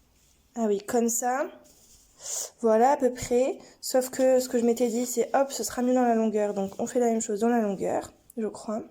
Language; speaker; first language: French; native; French